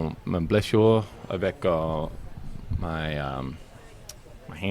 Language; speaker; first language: French; non-native, learner; English